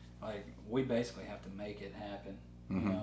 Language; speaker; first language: English; native; English